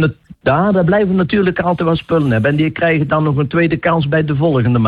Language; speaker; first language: Dutch; native; Dutch